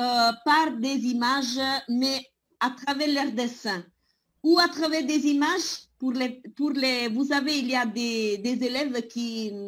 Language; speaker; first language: French; non-native, fluent; Italian